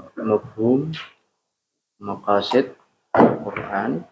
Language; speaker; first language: Arabic; non-native, fluent; Indonesian